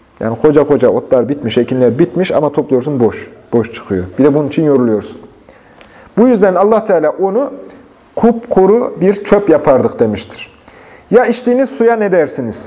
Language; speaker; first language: Turkish; native; Turkish